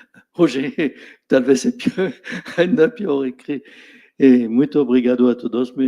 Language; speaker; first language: Portuguese; non-native, fluent; French